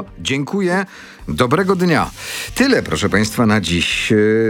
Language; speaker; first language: Polish; native; Polish